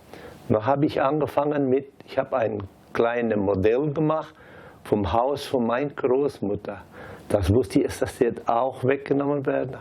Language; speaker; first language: German; early bilingual, heritage; German